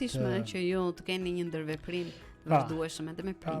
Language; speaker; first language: Albanian; native; Albanian